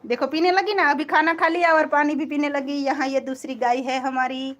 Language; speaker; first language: Hindi; non-native, local second language; Gujarati